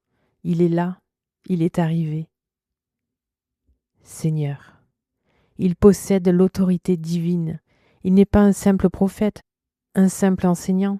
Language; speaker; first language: French; native; French